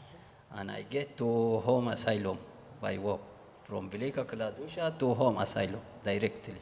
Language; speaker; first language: English; non-native, learner; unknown